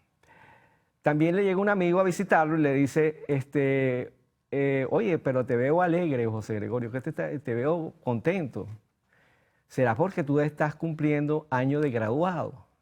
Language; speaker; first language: Spanish; native; Spanish